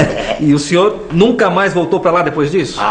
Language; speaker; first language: Portuguese; native; Portuguese